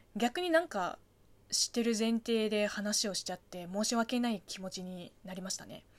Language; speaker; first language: Japanese; non-native, fluent; Chinese